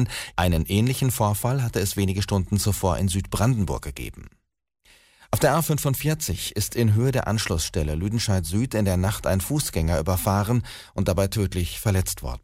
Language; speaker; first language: German; native; German